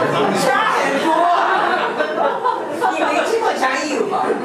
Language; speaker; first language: Chinese; non-native, fluent; Japanese